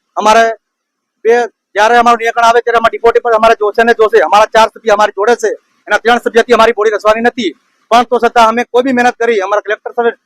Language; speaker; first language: Gujarati; non-native, local second language; Bhili